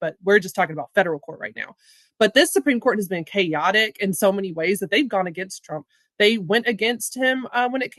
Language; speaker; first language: English; native; English